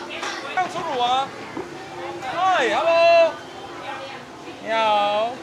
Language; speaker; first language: Chinese; native; Chinese